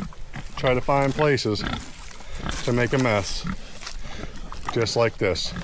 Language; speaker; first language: English; native; English